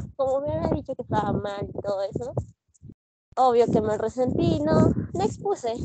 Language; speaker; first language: Spanish; native; Spanish